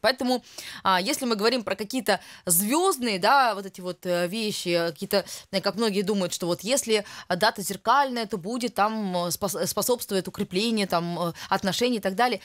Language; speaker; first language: Russian; native; Russian